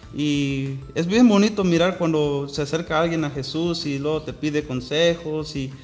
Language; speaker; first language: Spanish; early bilingual, heritage; Spanish